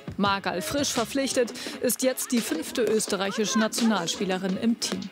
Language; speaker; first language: German; native; German